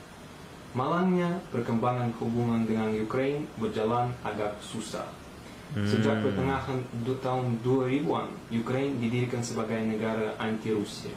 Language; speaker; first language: Malay; non-native, fluent; Russian